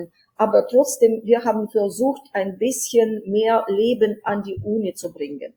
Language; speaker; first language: German; non-native, fluent; Ukrainian